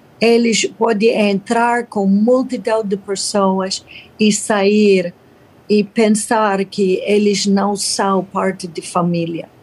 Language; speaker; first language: Portuguese; non-native, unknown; English